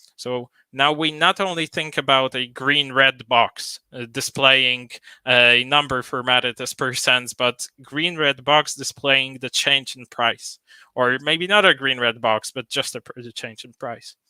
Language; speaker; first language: English; non-native, fluent; Polish